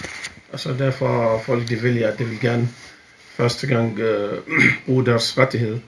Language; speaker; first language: Danish; non-native, fluent; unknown